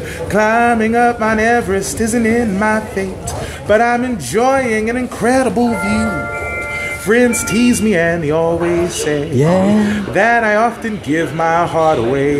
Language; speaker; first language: English; native; English